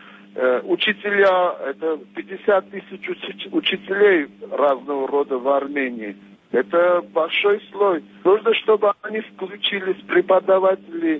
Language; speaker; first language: Russian; non-native, fluent; Armenian